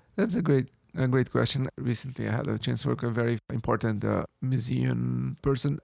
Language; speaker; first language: English; non-native, fluent; Portuguese